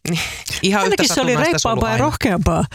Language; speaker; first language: Finnish; native; Finnish